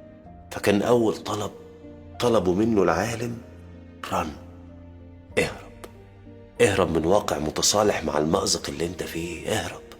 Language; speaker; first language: Arabic; native; Arabic